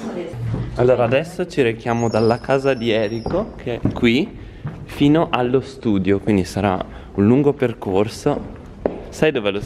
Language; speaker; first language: Italian; native; Italian